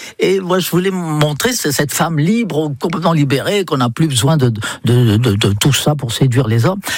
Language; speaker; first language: French; non-native, fluent; English